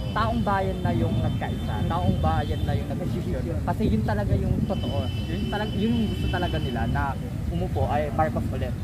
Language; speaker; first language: Filipino; non-native, local second language; Iloko